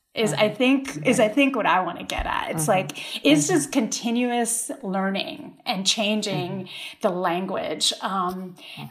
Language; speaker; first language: English; early bilingual, other home language; Spanish